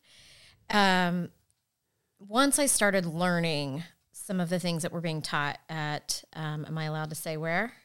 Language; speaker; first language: English; native; English